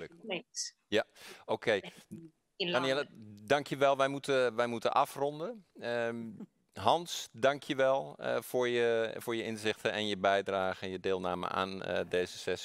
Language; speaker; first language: Dutch; native; Dutch